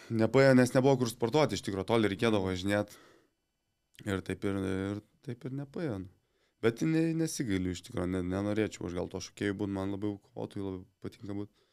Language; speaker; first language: Lithuanian; native; Lithuanian